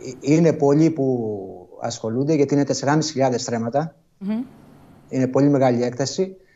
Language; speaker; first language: Greek; native; Greek